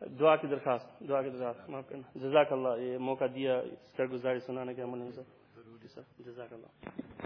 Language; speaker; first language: Urdu; non-native, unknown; Albanian